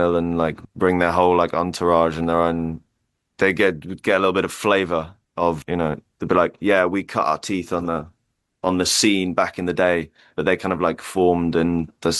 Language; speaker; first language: English; native; English